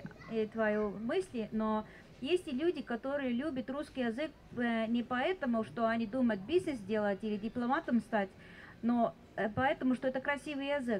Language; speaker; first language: Russian; non-native, fluent; Estonian